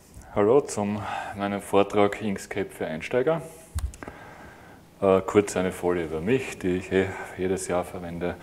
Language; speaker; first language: German; native; German